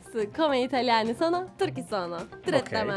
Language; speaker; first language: Italian; non-native, learner; Turkish